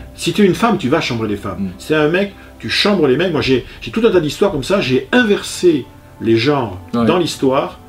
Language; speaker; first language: French; native; French